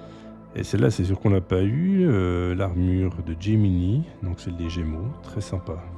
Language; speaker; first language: French; native; French